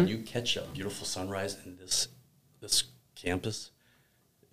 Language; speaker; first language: English; native; English